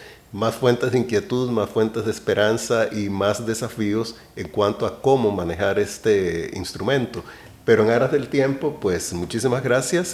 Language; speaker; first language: Spanish; native; Spanish